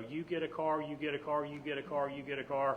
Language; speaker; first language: English; native; English